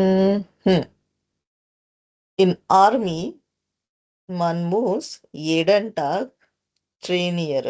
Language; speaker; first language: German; non-native, learner; Hindi